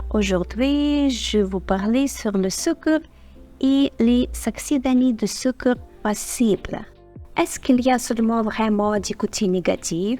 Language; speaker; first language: French; non-native, fluent; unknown